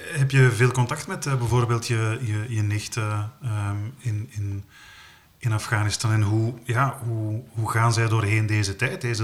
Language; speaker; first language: Dutch; native; Dutch